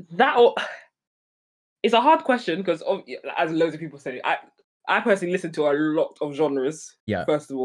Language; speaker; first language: English; native; English